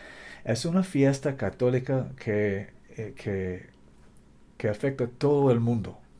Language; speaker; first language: Spanish; non-native, fluent; English